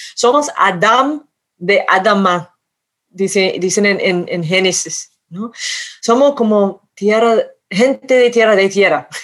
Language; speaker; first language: Spanish; non-native, fluent; English